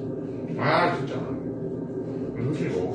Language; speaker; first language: Korean; native; Korean